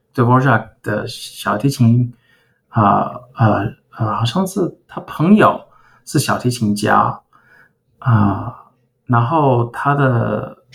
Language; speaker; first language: Chinese; early bilingual, heritage; Chinese